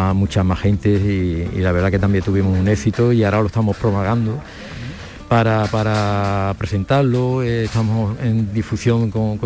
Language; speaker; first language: Spanish; native; Spanish